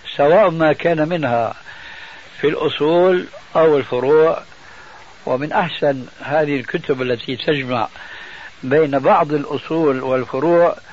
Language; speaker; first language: Arabic; early bilingual, other home language; Albanian